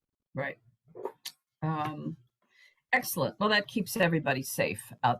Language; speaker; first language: English; native; English